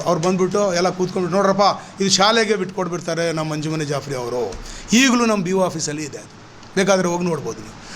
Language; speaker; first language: Kannada; non-native, local second language; Urdu